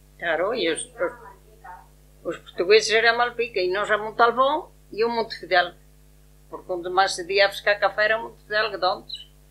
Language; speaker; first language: Portuguese; native; Portuguese